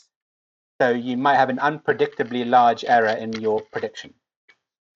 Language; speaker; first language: English; native; English